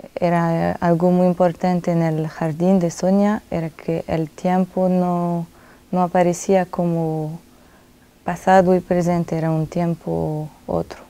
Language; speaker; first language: Spanish; non-native, fluent; French